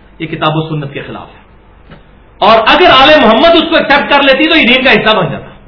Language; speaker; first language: Urdu; non-native, local second language; Punjabi